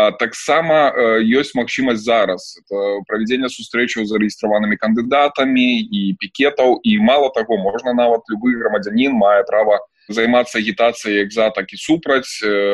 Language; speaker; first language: Belarusian; non-native, local second language; Russian